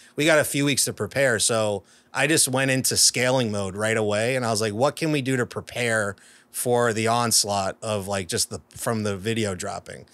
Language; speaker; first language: English; native; English